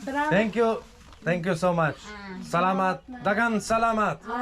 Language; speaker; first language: English; non-native, fluent; Polish